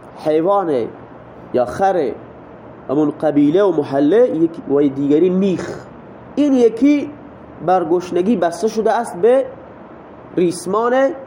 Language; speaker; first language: Persian; native; Persian